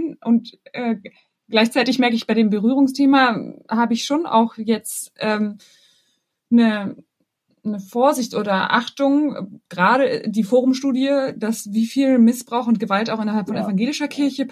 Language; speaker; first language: German; native; German